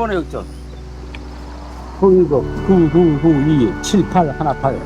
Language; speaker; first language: Korean; native; Korean